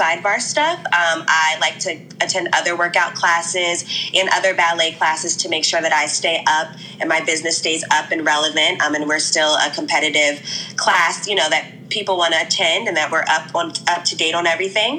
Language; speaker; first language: English; native; English